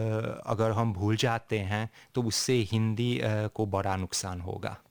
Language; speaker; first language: Hindi; non-native, fluent; Hungarian